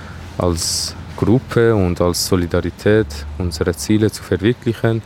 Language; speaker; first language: German; non-native, fluent; Persian